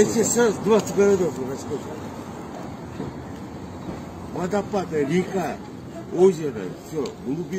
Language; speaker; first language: Russian; non-native, local second language; Kyrgyz